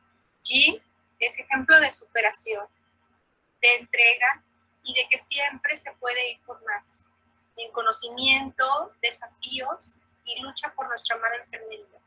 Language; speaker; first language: Spanish; native; Spanish